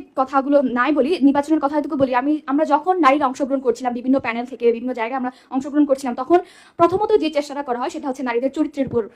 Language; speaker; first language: Bangla; non-native, local second language; Chakma